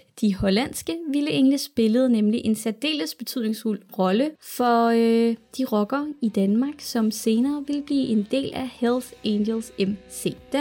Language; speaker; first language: Danish; native; Danish